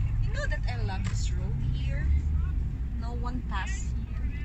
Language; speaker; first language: English; non-native, local second language; Filipino